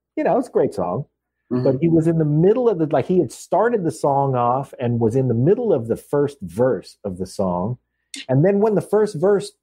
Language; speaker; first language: English; native; English